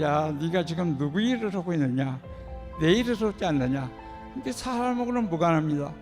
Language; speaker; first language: Korean; native; Korean